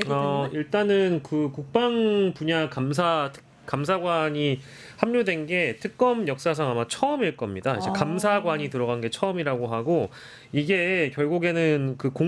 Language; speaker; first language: Korean; native; Korean